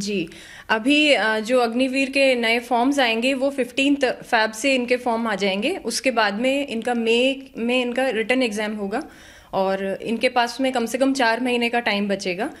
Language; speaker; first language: Hindi; native; Hindi